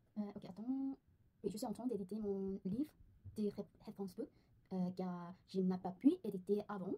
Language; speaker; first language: French; non-native, learner; Korean